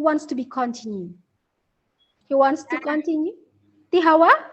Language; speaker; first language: English; non-native, learner; Indonesian